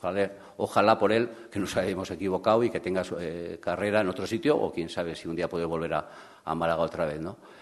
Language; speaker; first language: Spanish; native; Spanish